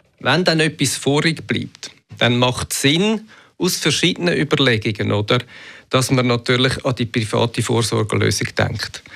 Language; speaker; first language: German; native; German